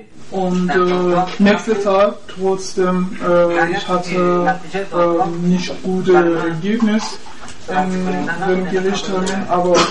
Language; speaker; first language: German; non-native, learner; Persian